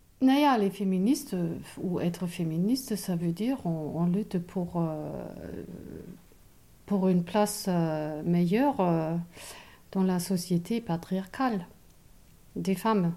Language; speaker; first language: French; non-native, fluent; German